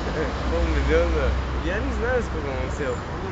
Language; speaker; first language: Russian; non-native, local second language; Georgian